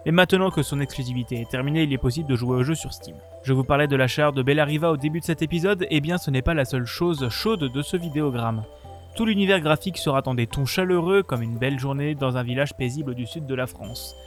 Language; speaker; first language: French; native; French